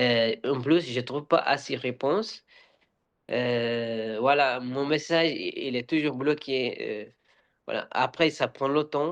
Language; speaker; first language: French; non-native, learner; Arabic